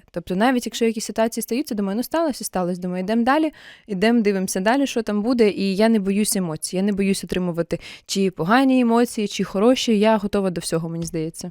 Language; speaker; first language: Ukrainian; non-native, local second language; Russian